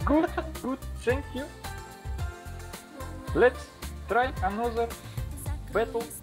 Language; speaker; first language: English; non-native, learner; Russian